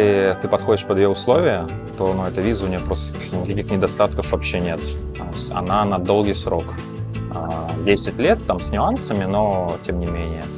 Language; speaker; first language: Russian; native; Russian